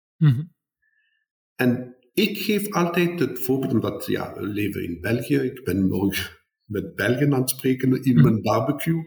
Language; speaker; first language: Dutch; non-native, fluent; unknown